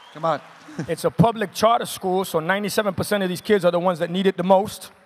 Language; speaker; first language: English; native; English